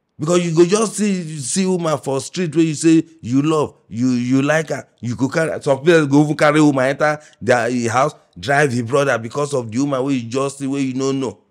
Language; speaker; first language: Nigerian Pidgin; non-native, local second language; Yoruba